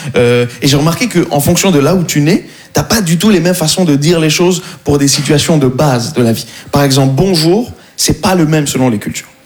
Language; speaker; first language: French; native; French